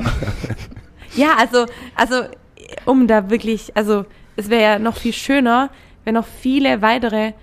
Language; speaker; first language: German; native; German